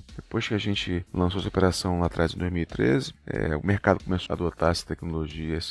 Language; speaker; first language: Portuguese; native; Portuguese